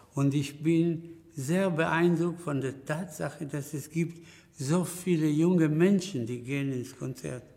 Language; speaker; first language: German; non-native, fluent; Spanish